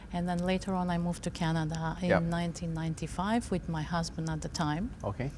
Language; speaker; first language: English; non-native, fluent; Romanian